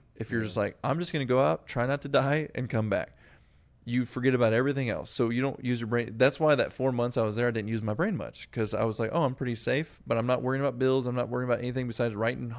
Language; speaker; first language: English; native; English